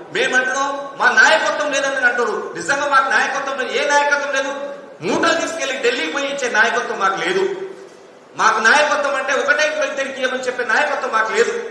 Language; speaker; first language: Telugu; non-native, local second language; Lambadi